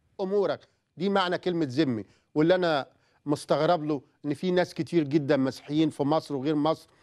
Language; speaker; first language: Arabic; native; Arabic